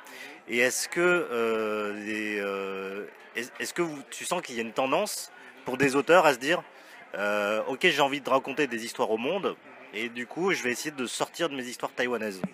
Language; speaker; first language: French; native; French